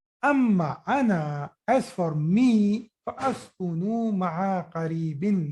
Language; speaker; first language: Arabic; non-native, fluent; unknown